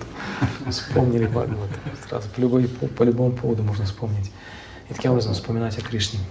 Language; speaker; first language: Russian; native; Russian